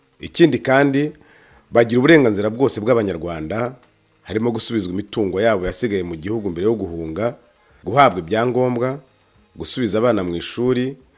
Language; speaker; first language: Kinyarwanda; native; Kinyarwanda